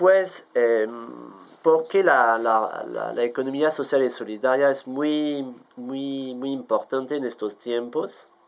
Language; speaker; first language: Spanish; non-native, fluent; French